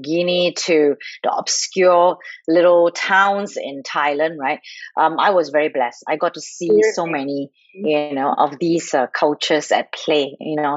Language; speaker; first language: English; non-native, local second language; Cantonese